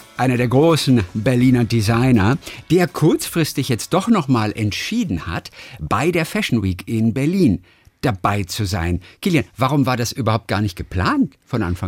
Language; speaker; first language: German; native; German